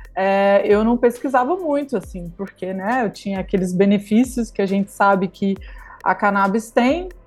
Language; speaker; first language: Portuguese; native; Portuguese